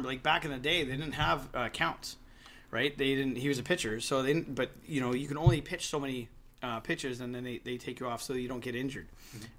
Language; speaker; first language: English; native; English